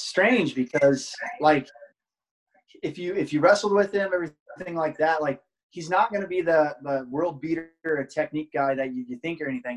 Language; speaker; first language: English; native; English